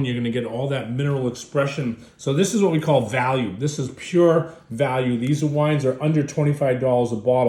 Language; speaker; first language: English; native; English